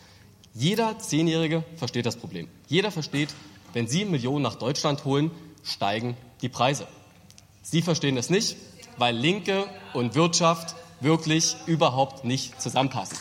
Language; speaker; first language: German; native; German